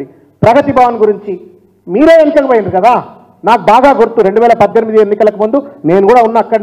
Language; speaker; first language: Telugu; native; Telugu